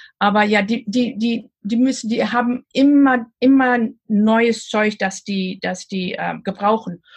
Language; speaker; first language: German; non-native, learner; English